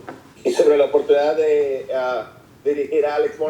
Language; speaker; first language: Spanish; native; Spanish